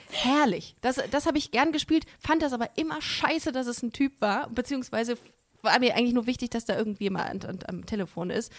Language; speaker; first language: German; native; German